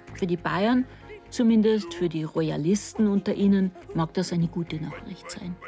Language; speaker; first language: German; native; German